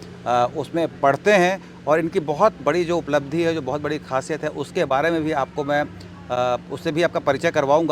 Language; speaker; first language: Hindi; native; Hindi